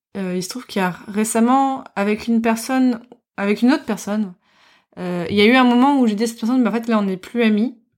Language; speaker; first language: French; early bilingual, heritage; French